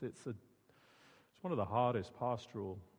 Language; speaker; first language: English; native; English